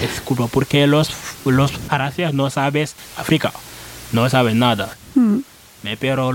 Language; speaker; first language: Spanish; non-native, learner; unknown